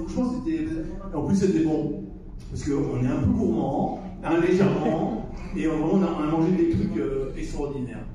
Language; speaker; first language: French; native; French